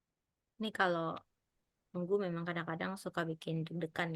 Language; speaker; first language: Indonesian; native; Indonesian